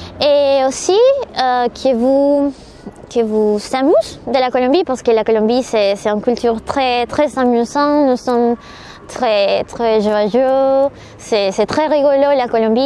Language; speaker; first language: French; non-native, learner; Spanish